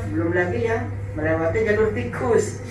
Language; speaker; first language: Indonesian; native; Indonesian